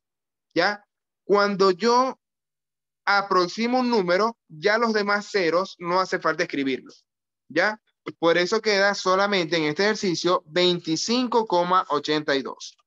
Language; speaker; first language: Spanish; native; Spanish